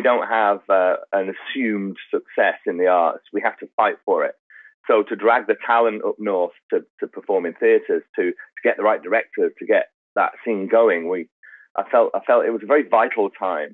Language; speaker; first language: English; native; English